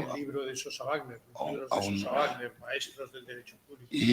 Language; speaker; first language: Spanish; native; Spanish